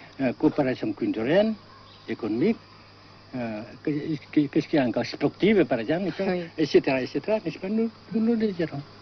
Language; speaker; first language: French; non-native, fluent; Vietnamese